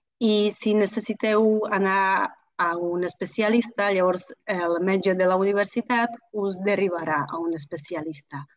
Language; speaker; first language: Catalan; non-native, fluent; Czech